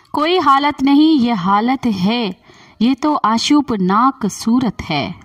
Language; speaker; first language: Urdu; non-native, local second language; Sindhi